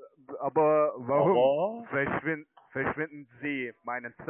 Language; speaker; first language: German; non-native, learner; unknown